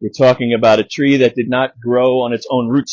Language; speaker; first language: English; native; English